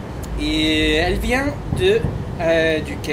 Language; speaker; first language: French; non-native, fluent; English